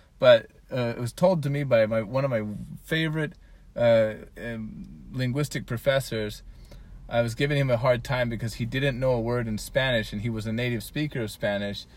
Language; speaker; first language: English; native; English